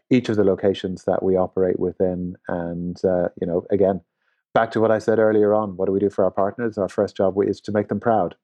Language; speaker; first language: English; native; English